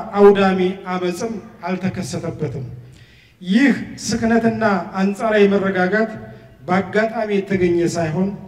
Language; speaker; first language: Amharic; native; Amharic